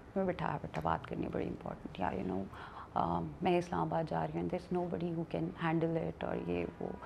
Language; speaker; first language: Urdu; native; Urdu